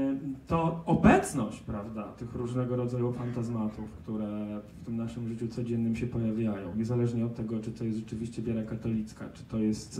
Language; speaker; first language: Polish; native; Polish